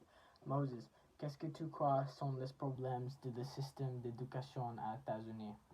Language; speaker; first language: French; non-native, learner; English